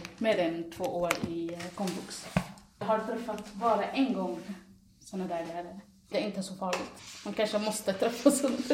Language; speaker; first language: Swedish; non-native, fluent; Arabic